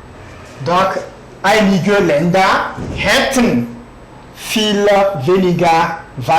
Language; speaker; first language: German; non-native, fluent; French